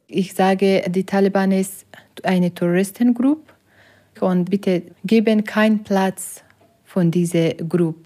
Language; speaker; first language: German; non-native, learner; Persian